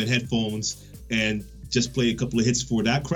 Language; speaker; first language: English; non-native, fluent; Dutch